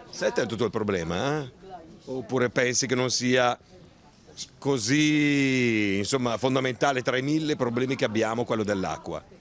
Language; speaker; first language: Italian; native; Italian